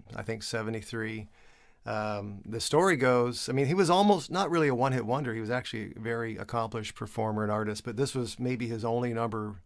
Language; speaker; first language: English; native; English